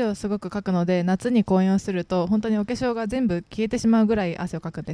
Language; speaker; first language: Japanese; non-native, learner; Korean